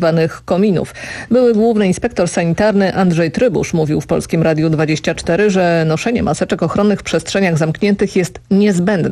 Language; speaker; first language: Polish; native; Polish